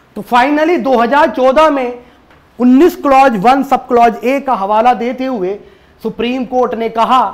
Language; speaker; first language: Hindi; native; Hindi